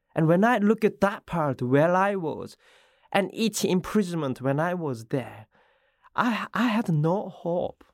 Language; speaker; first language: English; non-native, learner; Korean